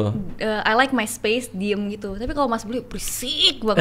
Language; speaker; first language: Indonesian; native; Indonesian